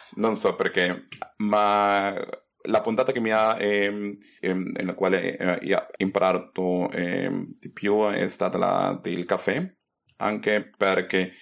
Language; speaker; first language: Italian; non-native, fluent; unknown